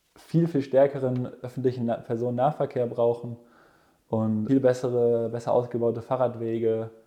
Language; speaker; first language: German; native; German